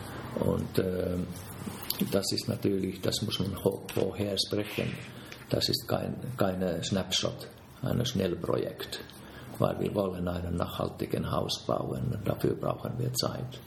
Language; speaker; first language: German; non-native, fluent; Finnish